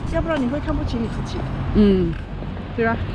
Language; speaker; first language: Chinese; early bilingual, heritage; Chinese